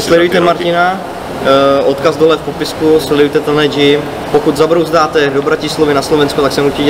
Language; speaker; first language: Czech; native; Czech